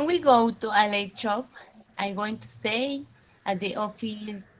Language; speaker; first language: English; non-native, learner; Spanish